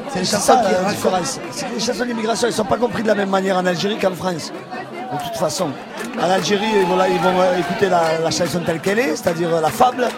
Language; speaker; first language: French; native; French